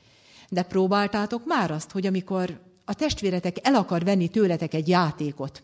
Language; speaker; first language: Hungarian; native; Hungarian